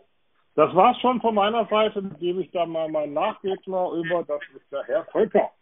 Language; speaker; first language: German; native; German